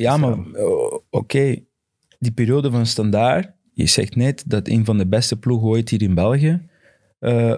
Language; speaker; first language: Dutch; non-native, fluent; Portuguese